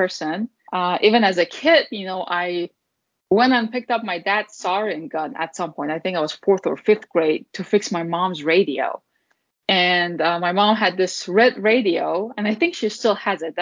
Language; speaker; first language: English; non-native, fluent; Persian